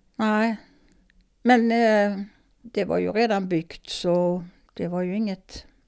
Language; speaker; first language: Swedish; native; Swedish